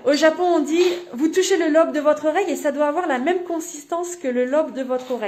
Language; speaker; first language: French; native; French